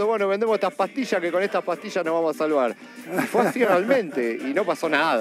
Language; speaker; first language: Spanish; native; Spanish